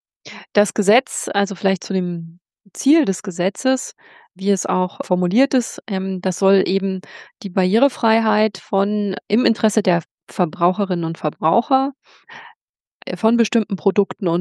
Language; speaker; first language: German; native; German